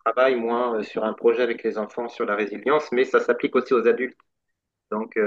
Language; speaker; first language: French; native; French